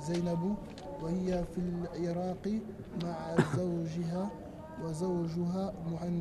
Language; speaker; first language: Arabic; non-native, learner; French